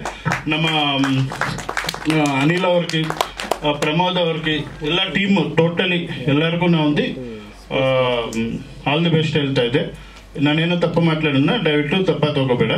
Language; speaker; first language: Kannada; non-native, local second language; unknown